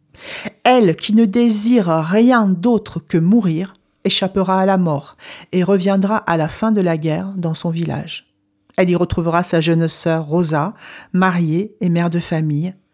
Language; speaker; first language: French; native; French